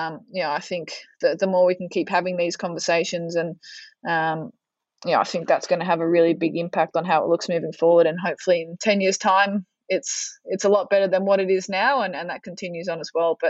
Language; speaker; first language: English; native; English